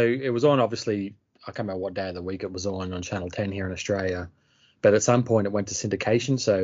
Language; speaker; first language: English; native; English